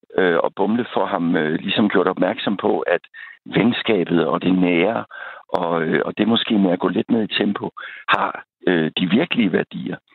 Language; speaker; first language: Danish; native; Danish